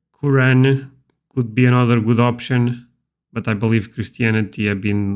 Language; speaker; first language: English; non-native, fluent; Portuguese